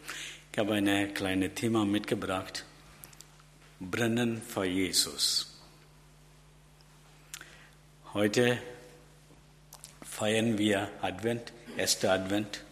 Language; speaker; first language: German; non-native, learner; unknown